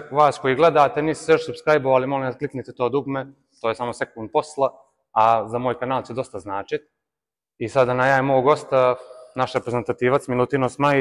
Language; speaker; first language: Bosnian; native; Bosnian